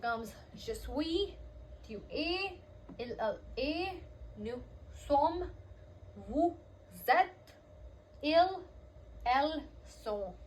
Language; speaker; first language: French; non-native, learner; Hindi